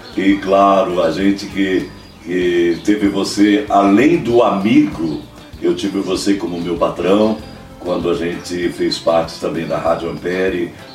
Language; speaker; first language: Portuguese; early bilingual, heritage; Portuguese